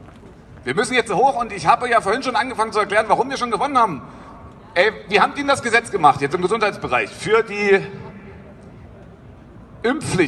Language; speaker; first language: German; native; German